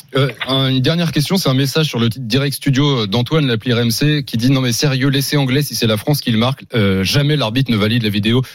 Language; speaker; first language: French; native; French